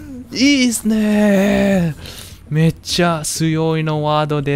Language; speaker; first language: Japanese; non-native, learner; Indonesian